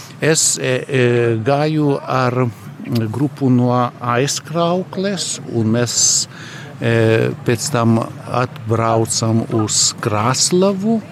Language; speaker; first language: Latvian; non-native, learner; Lithuanian